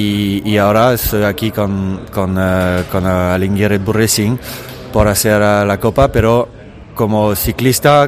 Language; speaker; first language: Spanish; non-native, fluent; Italian